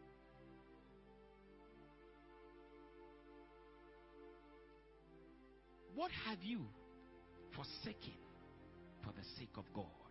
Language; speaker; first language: English; non-native, local second language; Akan